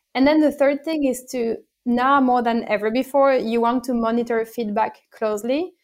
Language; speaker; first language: English; non-native, fluent; French